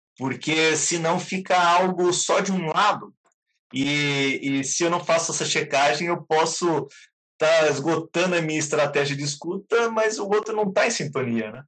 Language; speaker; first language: Portuguese; native; Portuguese